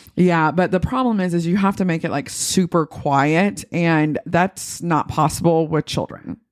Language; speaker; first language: English; native; English